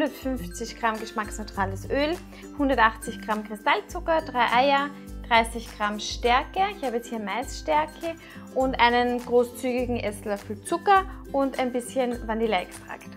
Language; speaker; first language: German; native; German